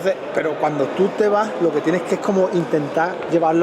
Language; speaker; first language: Spanish; native; Spanish